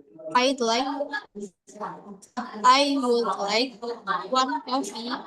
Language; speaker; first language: English; non-native, learner; Indonesian